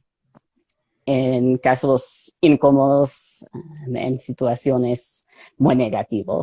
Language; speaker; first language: Spanish; non-native, fluent; English